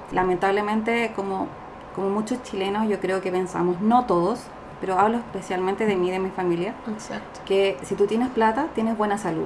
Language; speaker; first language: Spanish; native; Spanish